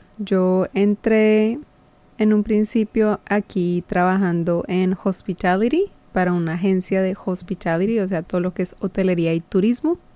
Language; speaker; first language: Spanish; native; Spanish